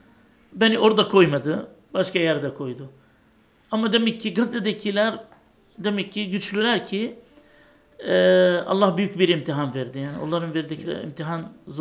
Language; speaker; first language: Turkish; non-native, fluent; Arabic